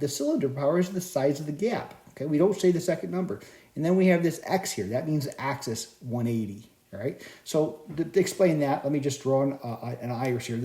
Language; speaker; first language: English; native; English